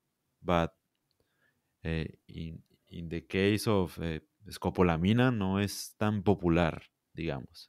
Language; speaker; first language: English; non-native, learner; Spanish